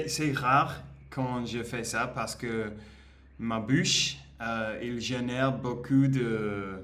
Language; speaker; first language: French; non-native, learner; Spanish